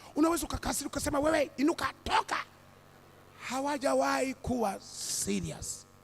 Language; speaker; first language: Swahili; native; Swahili